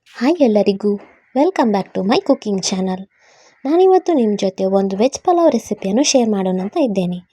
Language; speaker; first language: Kannada; native; Kannada